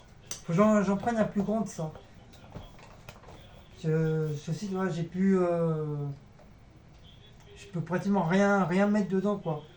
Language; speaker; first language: French; native; French